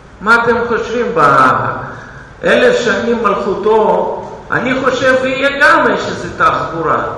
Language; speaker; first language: Hebrew; non-native, fluent; Russian